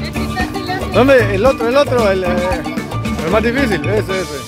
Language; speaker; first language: Spanish; native; Spanish